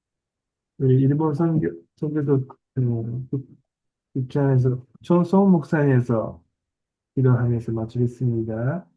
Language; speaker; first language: Korean; non-native, learner; Japanese